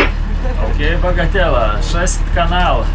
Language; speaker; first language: Russian; non-native, fluent; Lithuanian